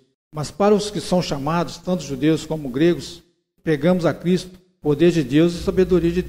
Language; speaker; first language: Portuguese; native; Portuguese